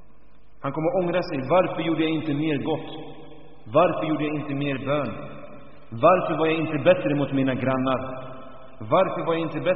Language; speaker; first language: Swedish; early bilingual, other home language; Arabic